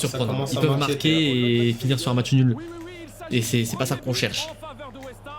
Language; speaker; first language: French; native; French